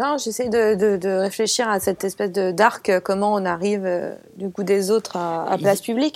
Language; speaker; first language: French; native; French